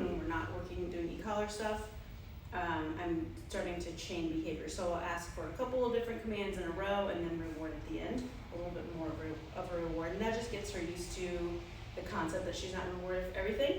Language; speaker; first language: English; native; English